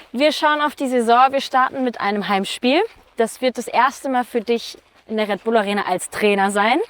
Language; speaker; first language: German; native; German